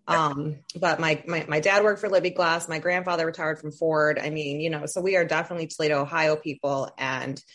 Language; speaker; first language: English; native; English